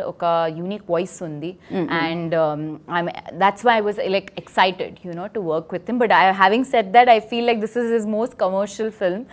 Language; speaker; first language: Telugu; non-native, learner; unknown